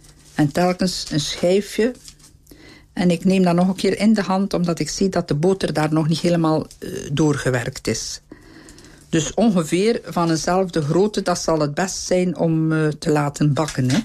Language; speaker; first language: Dutch; native; Dutch